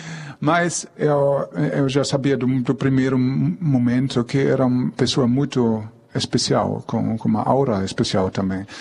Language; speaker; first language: Portuguese; non-native, fluent; German